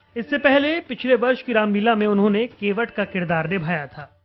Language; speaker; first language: Hindi; native; Hindi